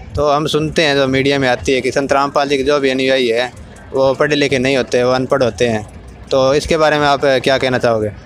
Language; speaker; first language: Hindi; native; Hindi